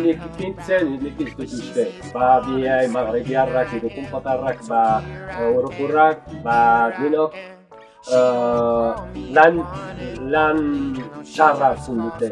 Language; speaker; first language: Basque; non-native, learner; Arabic